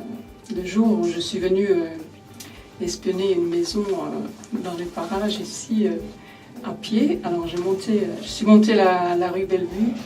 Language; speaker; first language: French; non-native, fluent; Finnish